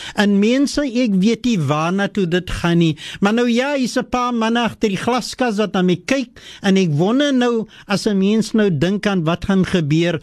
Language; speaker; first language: Afrikaans; early bilingual, heritage; Afrikaans